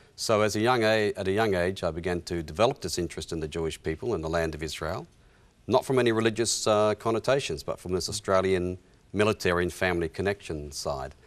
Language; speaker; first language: English; native; English